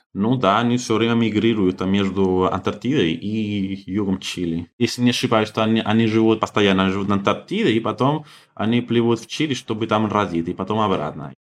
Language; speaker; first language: Russian; non-native, fluent; Spanish